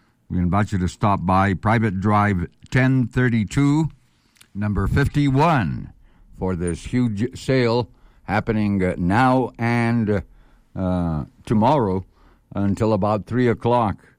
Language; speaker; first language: English; early bilingual, other home language; Spanish